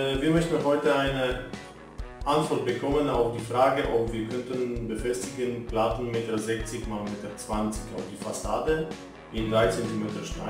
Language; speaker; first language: German; non-native, learner; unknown